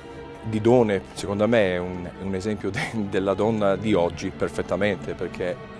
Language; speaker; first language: Italian; non-native, learner; English